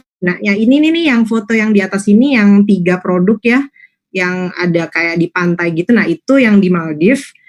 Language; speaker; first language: Indonesian; native; Indonesian